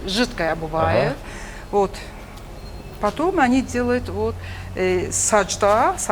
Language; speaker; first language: Russian; non-native, learner; Azerbaijani